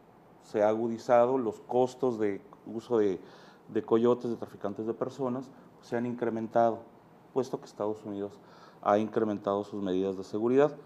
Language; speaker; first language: Spanish; native; Spanish